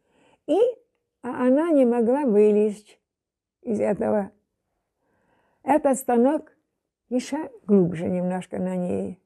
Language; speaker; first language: Russian; non-native, local second language; German